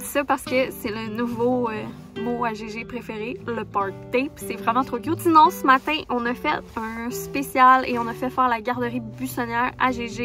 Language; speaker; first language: French; native; French